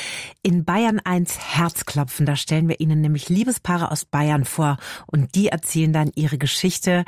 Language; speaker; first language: German; native; German